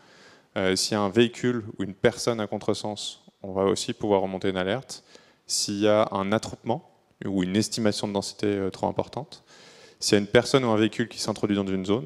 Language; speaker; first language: French; native; French